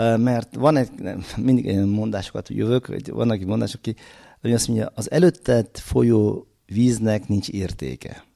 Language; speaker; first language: Hungarian; non-native, fluent; Uzbek